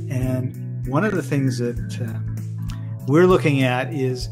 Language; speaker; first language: English; native; English